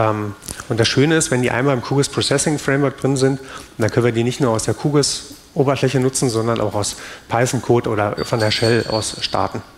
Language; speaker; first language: German; native; German